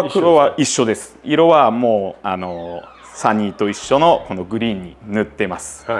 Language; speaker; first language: Japanese; native; Japanese